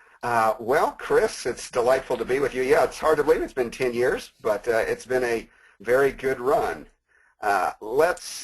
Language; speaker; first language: English; native; English